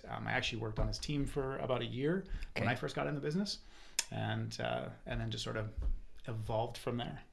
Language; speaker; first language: English; native; English